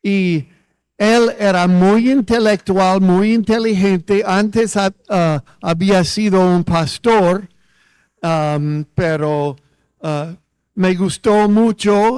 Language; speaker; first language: Spanish; non-native, fluent; English